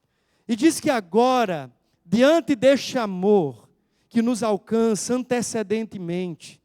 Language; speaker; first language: Portuguese; native; Portuguese